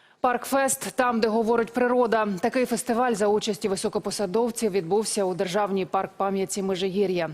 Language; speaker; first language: Ukrainian; native; Ukrainian